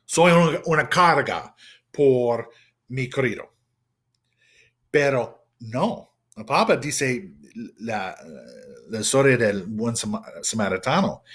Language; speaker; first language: Spanish; non-native, fluent; English